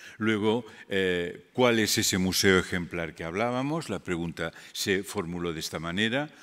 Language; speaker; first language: Spanish; non-native, local second language; Catalan